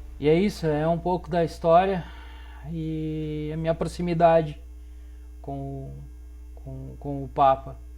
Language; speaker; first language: Portuguese; early bilingual, other home language; Spanish